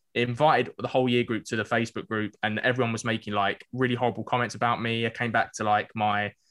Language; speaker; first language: English; native; English